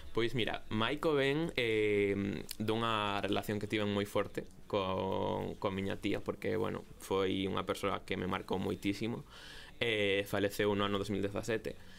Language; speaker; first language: Galician; non-native, local second language; Spanish